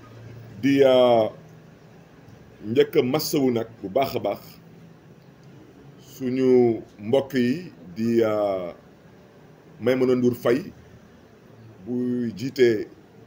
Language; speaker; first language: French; non-native, local second language; Wolof